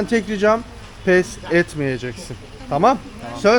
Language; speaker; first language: Turkish; native; Turkish